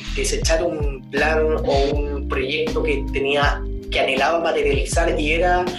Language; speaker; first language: Spanish; native; Spanish